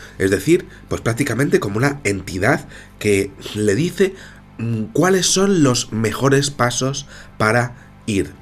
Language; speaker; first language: Spanish; native; Spanish